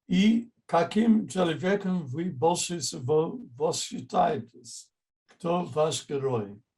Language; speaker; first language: Russian; non-native, fluent; English